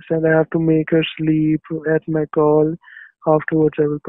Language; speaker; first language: English; non-native, local second language; Hindi